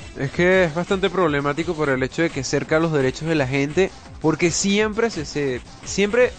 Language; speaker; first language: Spanish; native; Spanish